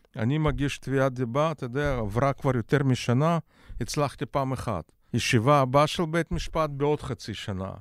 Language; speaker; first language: Hebrew; non-native, fluent; Russian